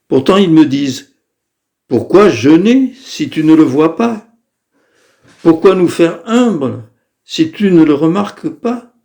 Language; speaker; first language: French; native; French